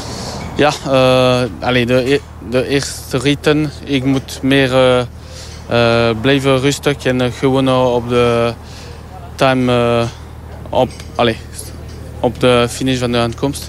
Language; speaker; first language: Dutch; non-native, learner; French